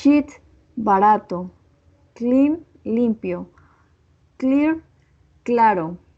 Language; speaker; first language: English; non-native, learner; Spanish